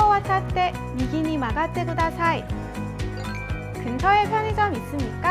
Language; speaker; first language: Korean; native; Korean